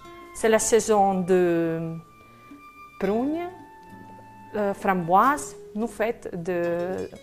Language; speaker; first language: French; non-native, learner; Slovak